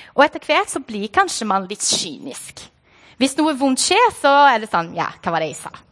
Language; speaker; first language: Norwegian; non-native, fluent; Portuguese